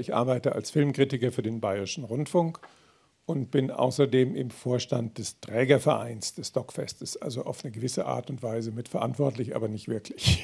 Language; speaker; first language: German; native; German